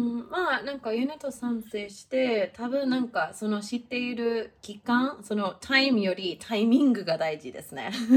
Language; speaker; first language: Japanese; non-native, learner; English